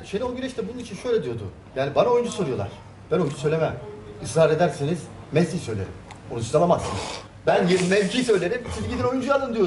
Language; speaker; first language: Turkish; native; Turkish